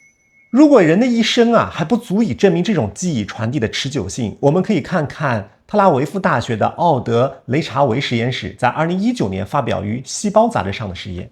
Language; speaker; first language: Chinese; native; Chinese